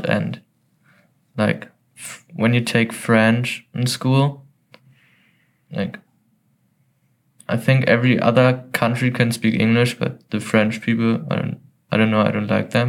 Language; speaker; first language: English; non-native, fluent; German